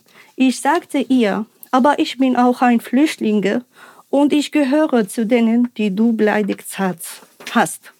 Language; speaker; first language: German; non-native, fluent; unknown